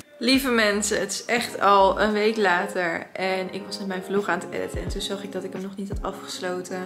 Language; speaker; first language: Dutch; native; Dutch